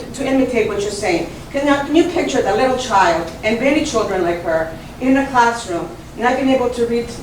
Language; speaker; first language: English; early bilingual, other home language; Italian